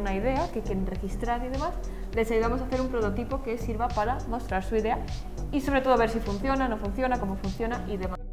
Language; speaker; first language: Spanish; native; Spanish